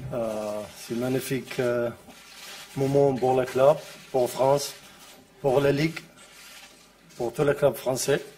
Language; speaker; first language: French; non-native, learner; Arabic